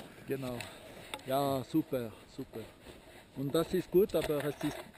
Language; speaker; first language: German; non-native, learner; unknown